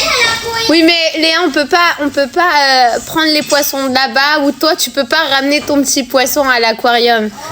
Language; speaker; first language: French; native; French